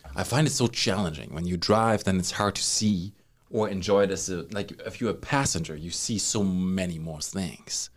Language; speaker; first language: English; non-native, fluent; German